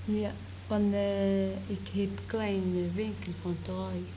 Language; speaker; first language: Dutch; non-native, learner; Arabic